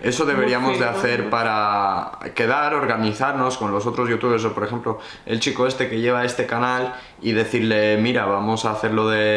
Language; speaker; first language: Spanish; native; Spanish